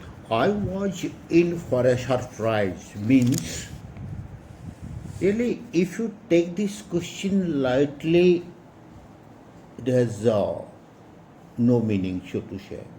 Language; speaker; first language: English; non-native, local second language; Odia